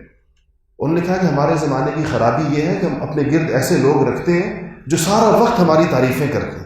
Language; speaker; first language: Urdu; native; Urdu